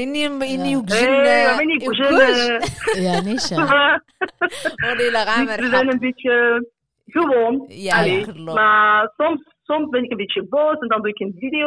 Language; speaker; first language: Dutch; non-native, local second language; French